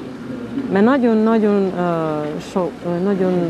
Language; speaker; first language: Hungarian; non-native, local second language; Romanian